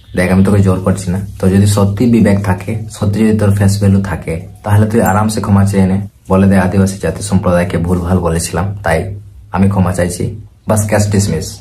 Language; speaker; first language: Bangla; non-native, local second language; Santali